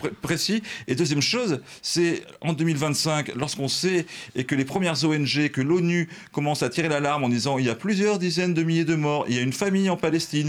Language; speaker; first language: French; native; French